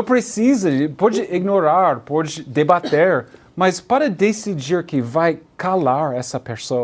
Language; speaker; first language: Portuguese; non-native, learner; English